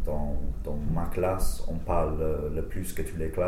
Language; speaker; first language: French; non-native, fluent; English